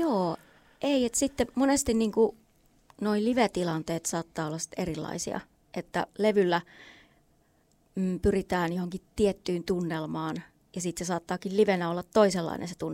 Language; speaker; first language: Finnish; native; Finnish